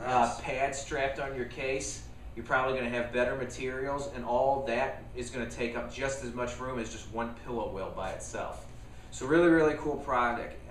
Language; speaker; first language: English; native; English